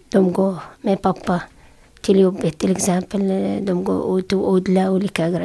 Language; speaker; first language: Swedish; non-native, learner; Syriac